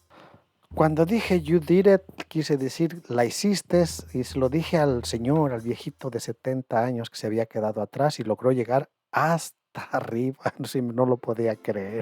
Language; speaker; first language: Spanish; native; Spanish